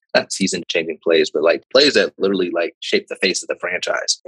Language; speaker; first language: English; native; English